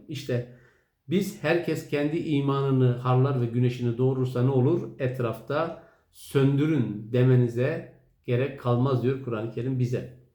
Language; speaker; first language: Turkish; native; Turkish